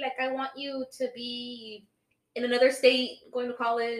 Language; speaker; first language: English; early bilingual, other home language; Spanish